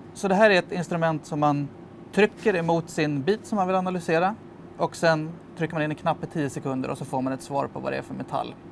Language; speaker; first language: Swedish; native; Swedish